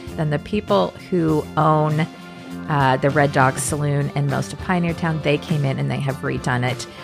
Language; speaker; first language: English; native; English